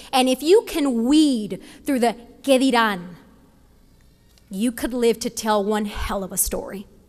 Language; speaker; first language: English; early bilingual, other home language; Spanish